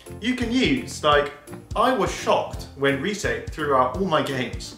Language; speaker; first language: English; native; English